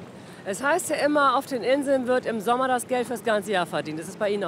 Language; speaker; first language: German; native; German